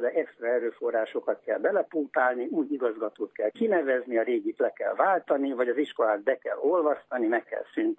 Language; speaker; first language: Hungarian; native; Hungarian